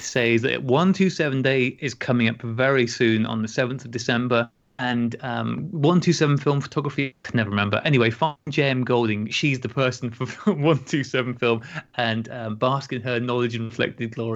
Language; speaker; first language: English; native; English